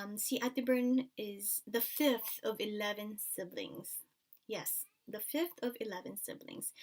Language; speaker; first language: English; non-native, local second language; Filipino